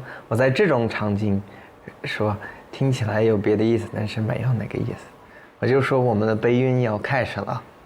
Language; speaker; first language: Chinese; non-native, fluent; English